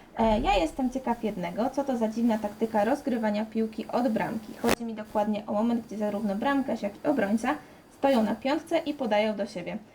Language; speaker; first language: Polish; native; Polish